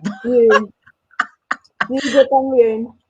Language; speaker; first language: Spanish; non-native, fluent; English